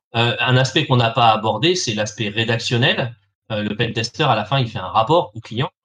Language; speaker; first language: French; native; French